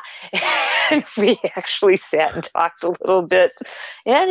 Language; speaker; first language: English; native; English